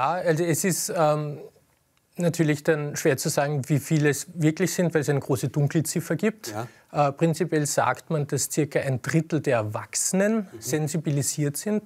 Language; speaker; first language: German; native; German